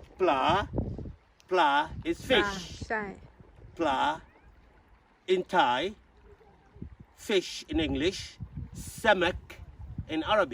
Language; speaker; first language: English; non-native, fluent; Arabic